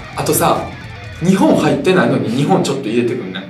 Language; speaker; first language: Japanese; early bilingual, other home language; Russian